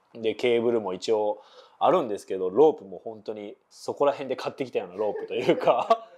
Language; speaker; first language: Japanese; native; Japanese